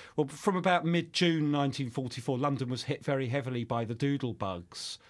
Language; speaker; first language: English; native; English